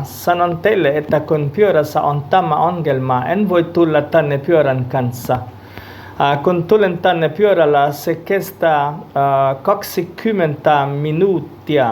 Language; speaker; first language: Finnish; non-native, learner; Portuguese